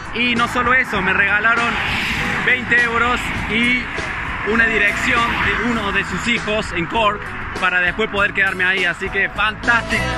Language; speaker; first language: Spanish; native; Spanish